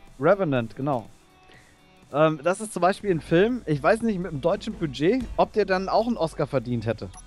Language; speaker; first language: German; native; German